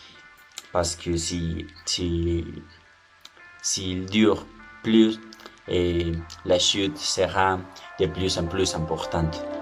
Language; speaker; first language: French; non-native, learner; Spanish